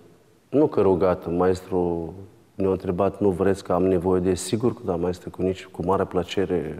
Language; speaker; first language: Romanian; native; Romanian